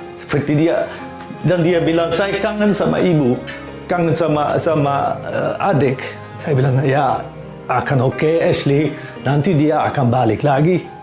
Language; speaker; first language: Indonesian; non-native, fluent; Dutch